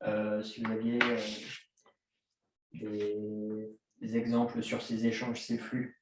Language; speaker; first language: French; native; French